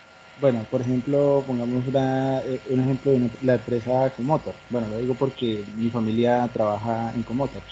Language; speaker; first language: Spanish; native; Spanish